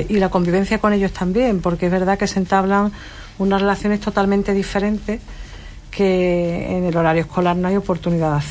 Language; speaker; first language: Spanish; native; Spanish